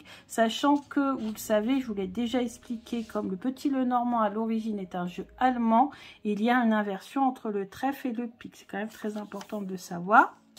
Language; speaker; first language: French; native; French